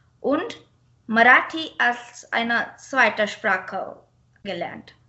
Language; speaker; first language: German; non-native, fluent; Marathi